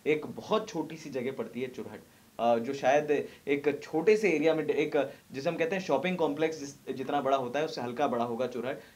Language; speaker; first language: Hindi; native; Hindi